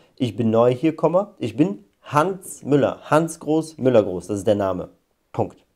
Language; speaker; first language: German; non-native, fluent; Arabic